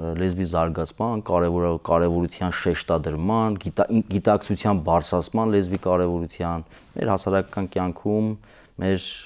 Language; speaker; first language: Armenian; native; Armenian